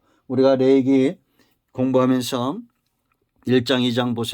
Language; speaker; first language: Korean; native; Korean